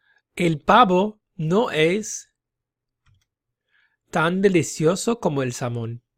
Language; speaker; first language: Spanish; non-native, fluent; English